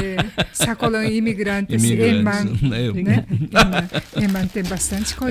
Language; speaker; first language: Portuguese; non-native, learner; Japanese